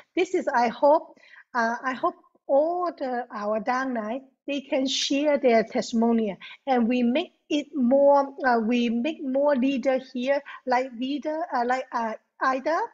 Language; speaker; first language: English; non-native, local second language; Cantonese